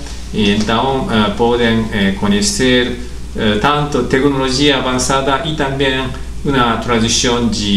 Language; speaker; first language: Portuguese; non-native, learner; Japanese